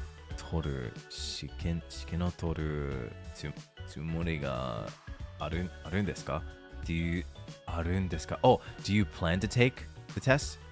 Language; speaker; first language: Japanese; non-native, learner; English